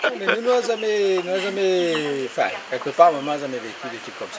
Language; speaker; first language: French; native; French